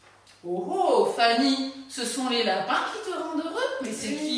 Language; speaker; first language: French; native; French